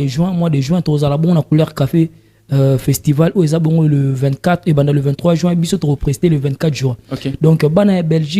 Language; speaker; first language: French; non-native, local second language; Lingala